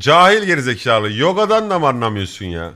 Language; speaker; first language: Turkish; native; Turkish